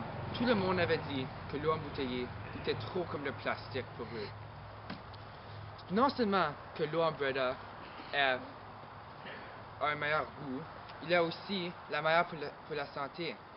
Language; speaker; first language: French; non-native, local second language; English